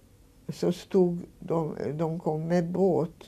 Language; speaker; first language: Swedish; non-native, fluent; Hungarian